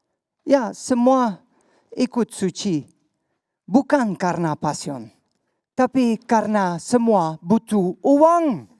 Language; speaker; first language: Indonesian; non-native, learner; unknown